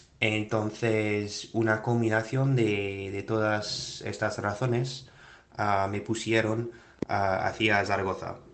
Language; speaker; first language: Spanish; non-native, fluent; English